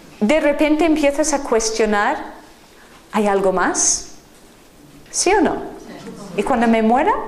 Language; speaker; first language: Spanish; non-native, fluent; English